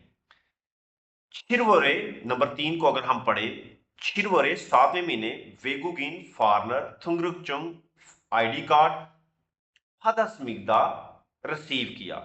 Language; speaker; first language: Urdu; non-native, local second language; Punjabi